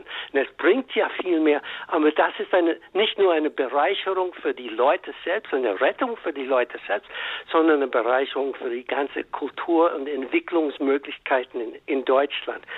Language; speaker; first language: German; non-native, fluent; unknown